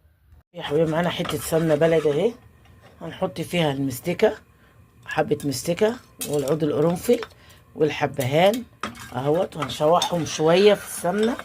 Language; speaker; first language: Arabic; native; Arabic